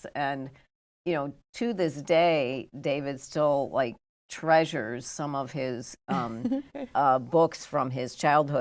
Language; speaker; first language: English; native; English